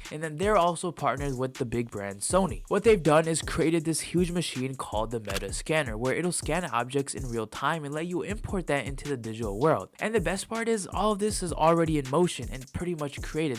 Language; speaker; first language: English; native; English